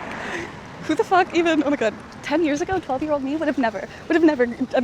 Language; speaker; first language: English; native; English